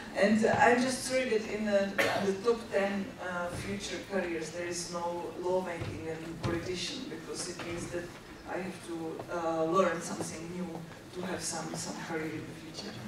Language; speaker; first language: English; non-native, fluent; Czech